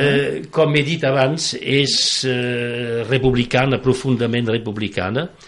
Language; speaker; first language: Catalan; non-native, fluent; French